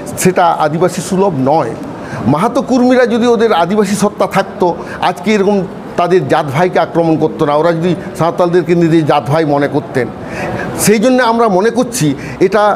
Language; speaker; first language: Bangla; non-native, local second language; Santali